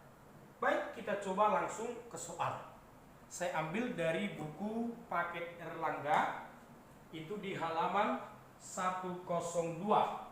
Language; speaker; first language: Indonesian; native; Indonesian